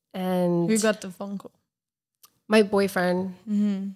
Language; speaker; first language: English; native; English